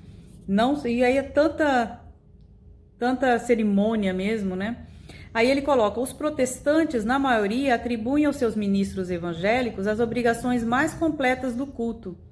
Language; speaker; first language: Portuguese; native; Portuguese